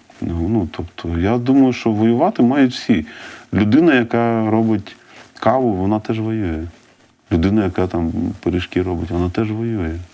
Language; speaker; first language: Ukrainian; non-native, local second language; Russian